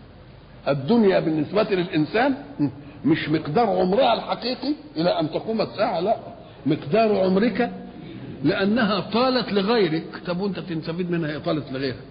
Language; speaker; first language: Arabic; native; Arabic